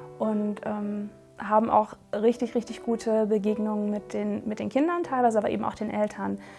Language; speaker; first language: German; native; German